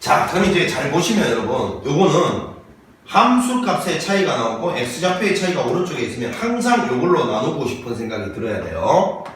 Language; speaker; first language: Korean; native; Korean